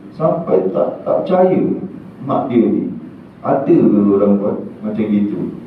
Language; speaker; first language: Malay; native; Malay